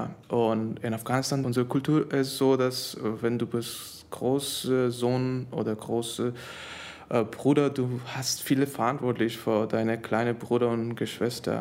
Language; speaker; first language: German; non-native, learner; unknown